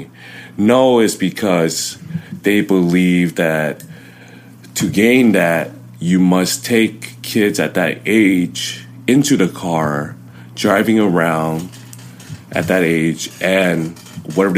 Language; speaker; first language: English; early bilingual, other home language; Vietnamese